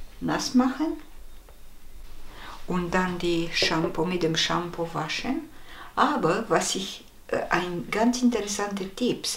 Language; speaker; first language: German; non-native, fluent; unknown